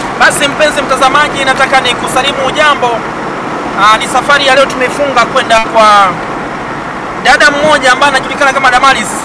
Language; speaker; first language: Swahili; non-native, local second language; Gusii